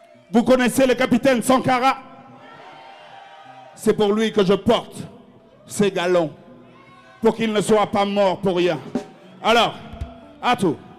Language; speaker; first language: French; non-native, local second language; Wolof